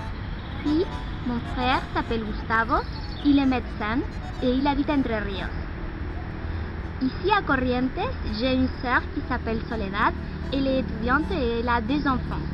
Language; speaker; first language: French; non-native, fluent; Spanish